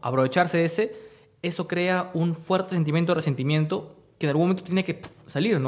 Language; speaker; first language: Spanish; native; Spanish